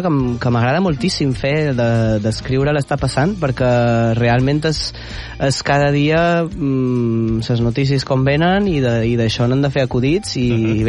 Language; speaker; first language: Catalan; native; Catalan